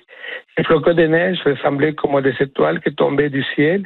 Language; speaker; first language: French; non-native, fluent; Spanish